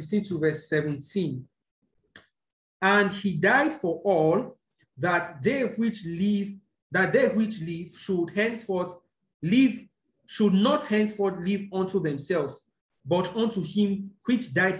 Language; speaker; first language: English; non-native, local second language; Yoruba